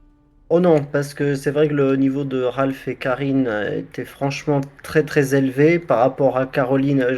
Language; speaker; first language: French; native; French